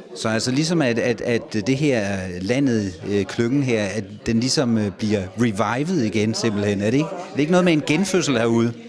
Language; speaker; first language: Danish; native; Danish